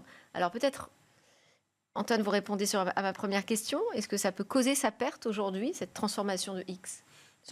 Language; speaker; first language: French; native; French